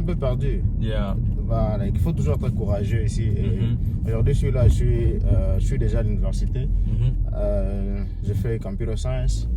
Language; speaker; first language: French; non-native, local second language; Swahili